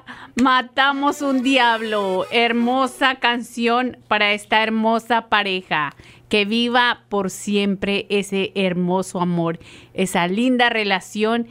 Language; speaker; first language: Spanish; native; Spanish